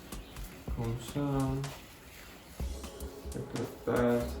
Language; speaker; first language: French; non-native, learner; English